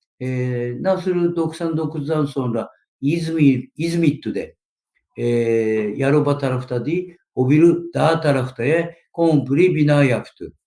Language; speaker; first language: Turkish; non-native, learner; Japanese